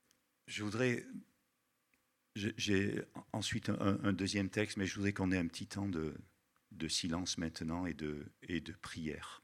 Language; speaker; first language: French; native; French